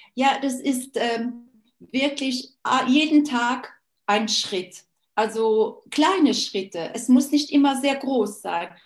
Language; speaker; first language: German; non-native, local second language; Luxembourgish